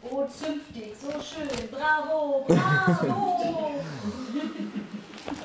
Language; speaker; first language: German; native; German